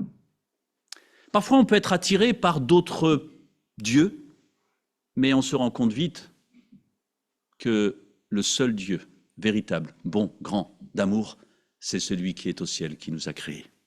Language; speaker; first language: French; native; French